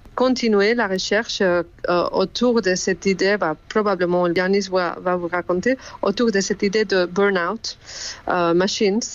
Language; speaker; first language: French; non-native, fluent; Spanish